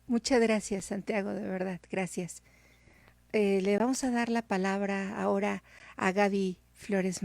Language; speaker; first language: Spanish; native; Spanish